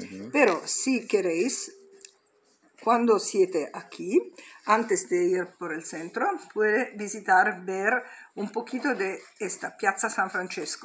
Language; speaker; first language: Spanish; non-native, learner; Italian